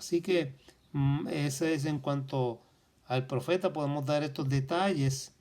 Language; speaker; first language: Spanish; native; Spanish